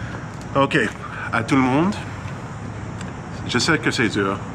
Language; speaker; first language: French; non-native, fluent; English